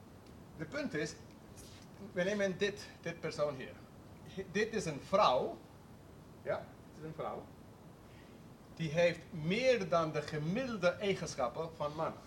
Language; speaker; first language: Dutch; non-native, fluent; English